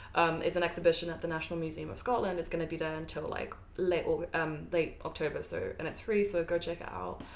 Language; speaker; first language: English; native; English